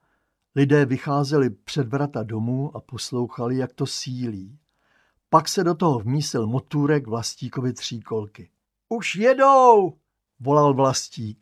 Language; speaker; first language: Czech; native; Czech